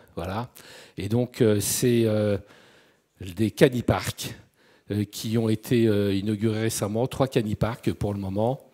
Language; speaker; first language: French; native; French